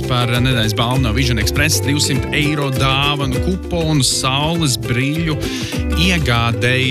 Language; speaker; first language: Latvian; native; Latvian